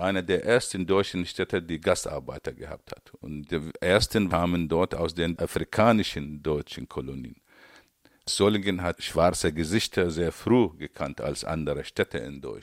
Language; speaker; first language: German; non-native, fluent; Arabic